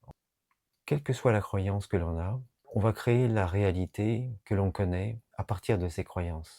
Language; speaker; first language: French; native; French